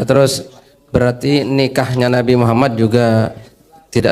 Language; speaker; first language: Indonesian; native; Indonesian